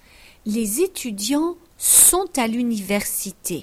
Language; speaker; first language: French; non-native, fluent; English